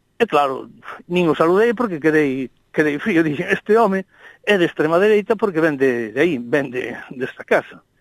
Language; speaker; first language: Galician; non-native, local second language; Spanish